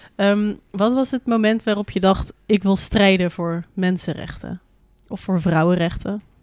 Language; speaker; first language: Dutch; native; Dutch